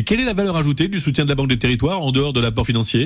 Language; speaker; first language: French; native; French